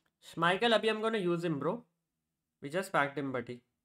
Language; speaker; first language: English; non-native, local second language; Hindi